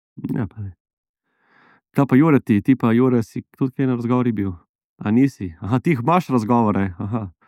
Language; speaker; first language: Slovenian; native; Slovenian